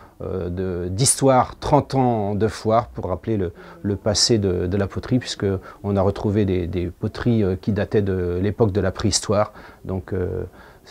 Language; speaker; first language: French; native; French